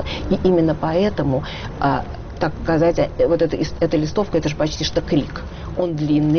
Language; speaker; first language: Russian; native; Russian